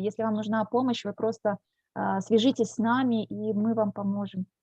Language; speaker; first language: Russian; native; Russian